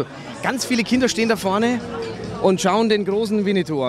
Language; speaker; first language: German; native; German